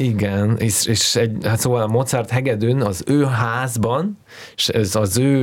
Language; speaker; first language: Hungarian; non-native, fluent; Russian